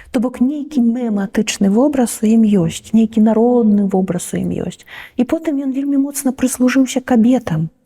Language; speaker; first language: Belarusian; native; Belarusian